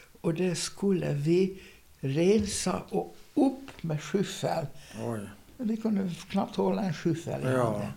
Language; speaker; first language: Swedish; non-native, fluent; Hungarian